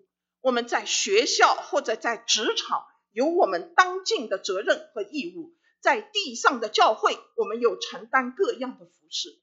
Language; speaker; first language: Chinese; native; Chinese